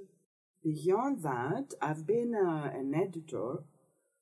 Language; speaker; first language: English; non-native, fluent; Greek